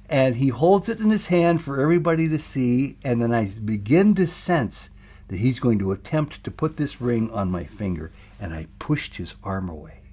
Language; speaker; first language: English; native; English